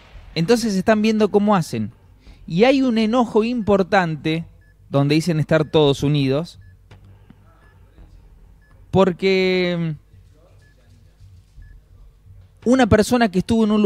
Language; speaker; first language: Spanish; native; Spanish